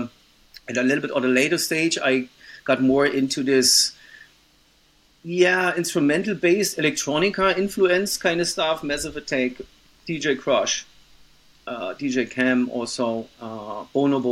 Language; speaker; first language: English; non-native, fluent; German